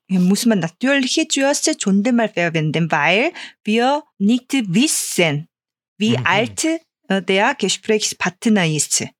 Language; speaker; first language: German; non-native, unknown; Korean